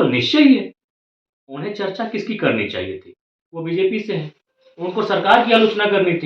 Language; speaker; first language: Hindi; non-native, local second language; Magahi